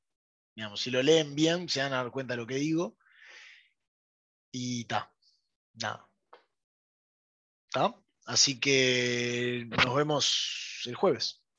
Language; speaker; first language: Spanish; native; Spanish